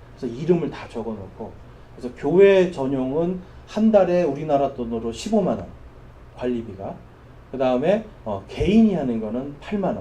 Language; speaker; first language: Korean; native; Korean